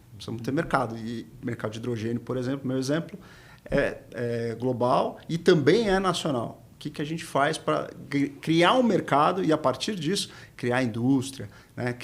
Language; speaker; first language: Portuguese; native; Portuguese